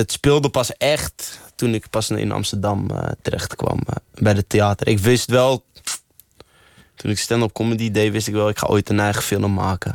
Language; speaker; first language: Dutch; early bilingual, other home language; Arabic